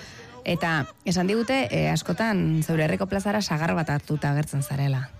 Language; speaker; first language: Basque; native; Basque